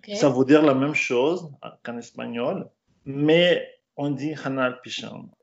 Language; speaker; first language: French; non-native, fluent; Spanish